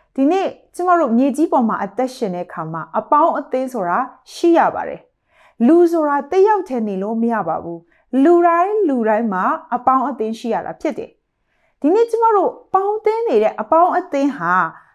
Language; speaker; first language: Burmese; non-native, local second language; Kachin